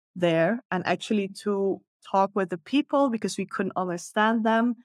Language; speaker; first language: English; non-native, fluent; Dutch